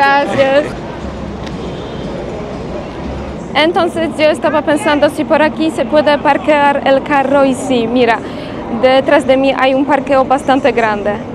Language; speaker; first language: Spanish; non-native, fluent; Polish